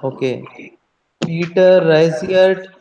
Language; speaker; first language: German; non-native, learner; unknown